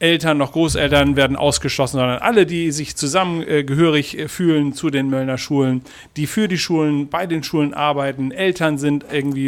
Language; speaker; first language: German; native; German